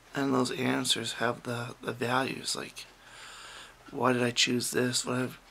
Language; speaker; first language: English; native; English